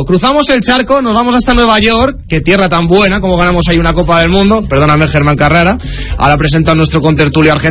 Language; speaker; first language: Spanish; native; Spanish